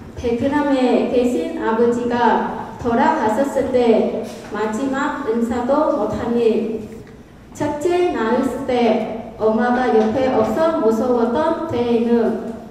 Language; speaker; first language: Korean; non-native, fluent; Vietnamese